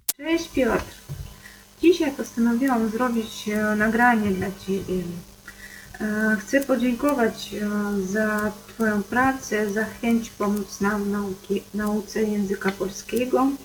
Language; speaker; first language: Polish; non-native, fluent; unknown